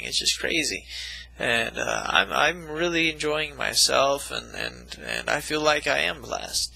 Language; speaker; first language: English; native; English